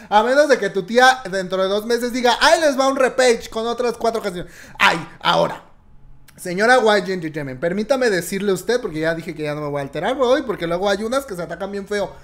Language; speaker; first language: Spanish; native; Spanish